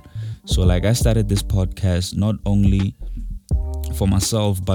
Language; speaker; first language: English; non-native, local second language; Tswana